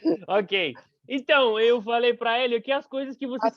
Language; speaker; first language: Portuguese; non-native, fluent; Arabic